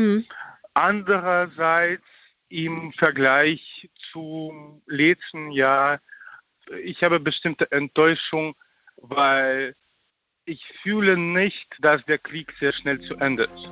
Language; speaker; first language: German; non-native, fluent; Ukrainian